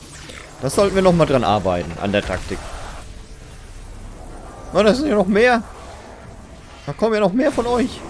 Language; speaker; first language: German; native; German